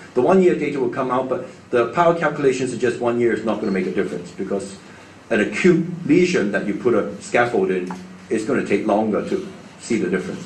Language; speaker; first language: English; non-native, local second language; Cantonese